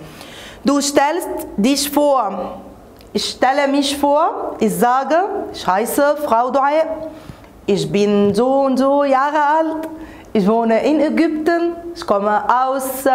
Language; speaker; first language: German; non-native, fluent; Arabic